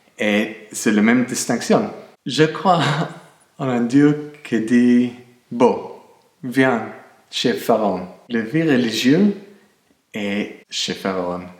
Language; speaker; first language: French; non-native, fluent; English